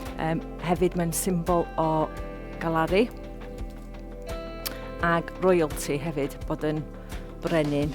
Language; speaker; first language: Welsh; non-native, local second language; English